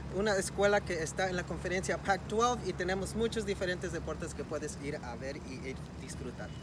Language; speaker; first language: Spanish; early bilingual, heritage; Spanish